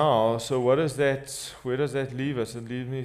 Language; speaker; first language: English; non-native, local second language; Afrikaans